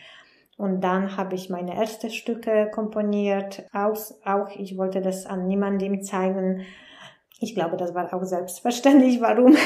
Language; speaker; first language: German; non-native, fluent; Polish